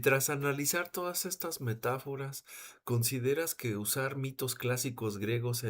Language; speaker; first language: Spanish; native; Spanish